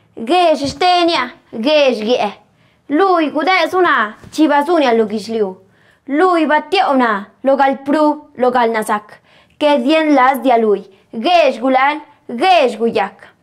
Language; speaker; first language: Spanish; non-native, local second language; Zapotec